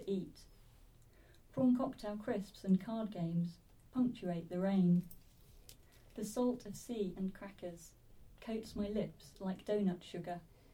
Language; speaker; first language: English; native; English